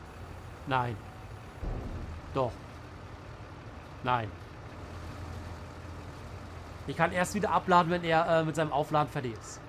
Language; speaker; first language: German; native; German